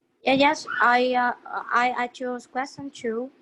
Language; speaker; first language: English; non-native, learner; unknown